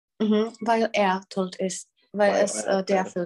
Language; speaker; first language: German; non-native, fluent; Czech